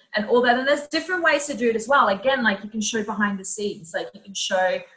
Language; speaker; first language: English; non-native, fluent; Dutch